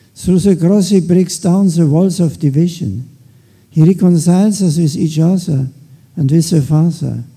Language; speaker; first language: English; non-native, fluent; German